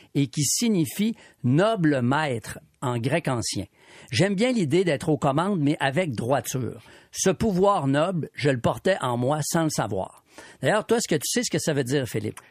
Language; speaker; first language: French; native; French